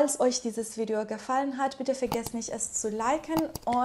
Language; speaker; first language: German; non-native, fluent; Persian